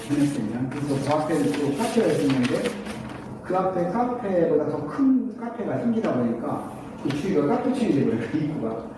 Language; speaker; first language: Korean; native; Korean